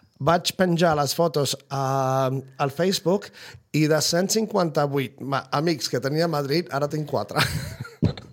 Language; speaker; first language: Catalan; non-native, fluent; Spanish